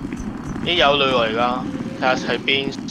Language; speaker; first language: Chinese; native; Chinese